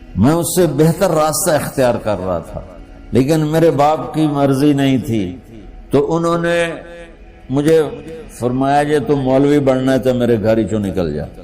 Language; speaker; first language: Urdu; non-native, local second language; Punjabi